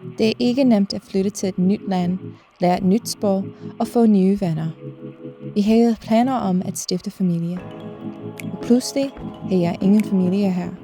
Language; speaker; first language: Danish; non-native, fluent; English